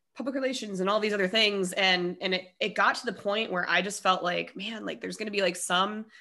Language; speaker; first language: English; native; English